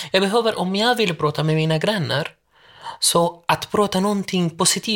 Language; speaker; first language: Swedish; non-native, learner; Arabic